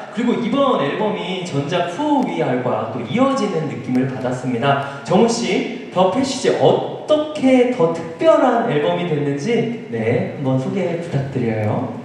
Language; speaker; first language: Korean; native; Korean